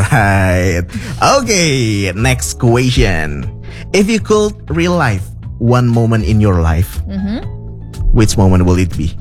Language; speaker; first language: English; non-native, fluent; Indonesian